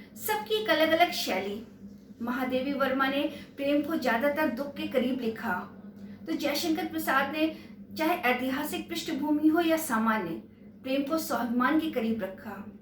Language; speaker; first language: Hindi; native; Hindi